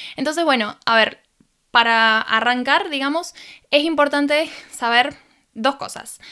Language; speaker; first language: Spanish; native; Spanish